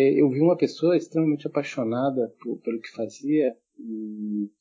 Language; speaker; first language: Portuguese; early bilingual, heritage; German